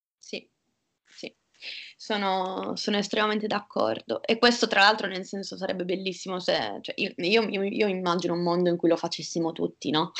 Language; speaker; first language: Italian; native; Italian